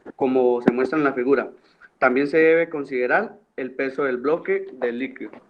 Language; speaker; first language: Spanish; native; Spanish